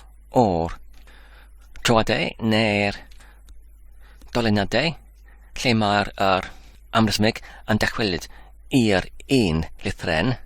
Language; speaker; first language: Welsh; non-native, learner; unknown